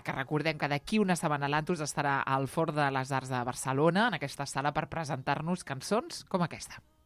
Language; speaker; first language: Catalan; native; Catalan